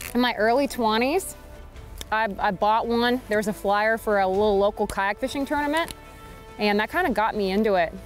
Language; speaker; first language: English; native; English